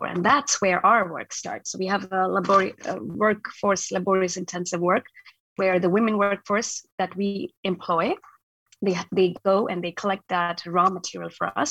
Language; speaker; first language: English; non-native, local second language; Hindi